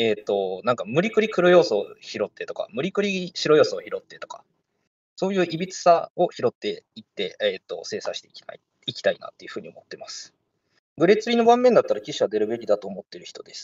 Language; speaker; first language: Japanese; native; Japanese